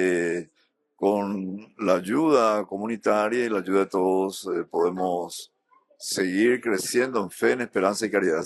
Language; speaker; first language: Spanish; native; Spanish